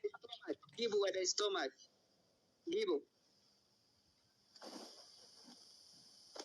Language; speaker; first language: Amharic; non-native, local second language; Oromo